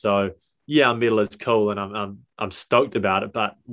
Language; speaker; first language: English; native; English